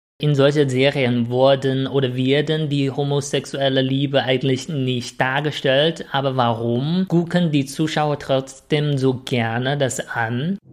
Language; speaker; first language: German; non-native, fluent; Chinese